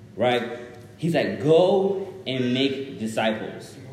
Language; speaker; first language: English; early bilingual, other home language; Shona